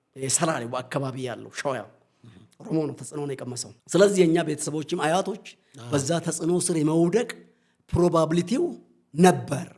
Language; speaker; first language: Amharic; non-native, local second language; Oromo